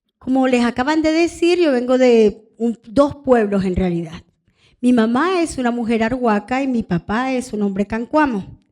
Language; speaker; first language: Spanish; non-native, local second language; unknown